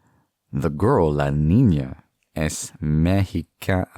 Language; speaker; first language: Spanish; non-native, learner; English